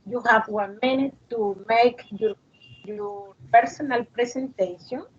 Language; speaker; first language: English; non-native, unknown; Spanish